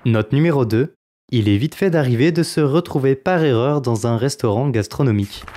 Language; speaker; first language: French; native; French